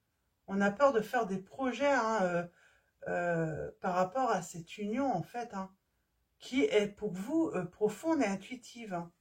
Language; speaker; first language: French; native; French